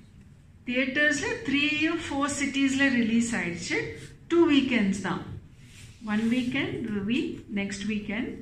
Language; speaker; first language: Tamil; non-native, fluent; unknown